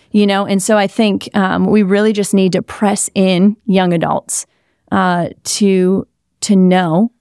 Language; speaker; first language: English; native; English